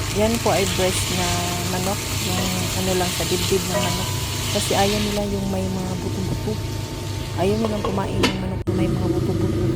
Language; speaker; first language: Filipino; non-native, local second language; Cebuano